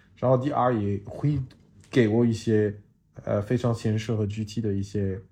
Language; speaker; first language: Chinese; non-native, fluent; French